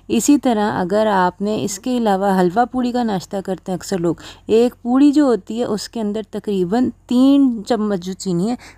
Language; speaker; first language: Urdu; native; Urdu